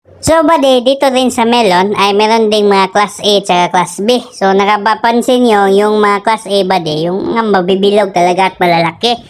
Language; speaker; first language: Filipino; non-native, local second language; Cebuano